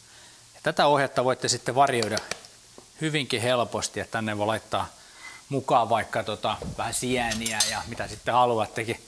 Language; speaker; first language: Finnish; native; Finnish